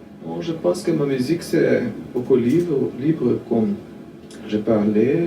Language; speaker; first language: French; non-native, fluent; Portuguese